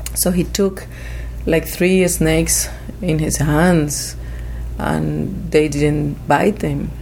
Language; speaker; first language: English; non-native, fluent; Spanish